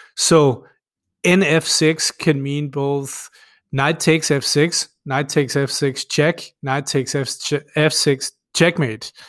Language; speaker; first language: English; non-native, fluent; Danish